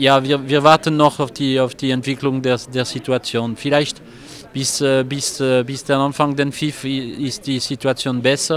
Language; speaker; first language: German; non-native, local second language; French